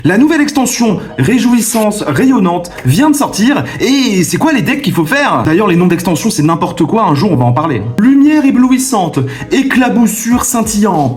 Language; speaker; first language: French; native; French